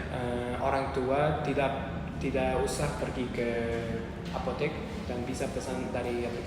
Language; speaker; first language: Indonesian; non-native, learner; Uzbek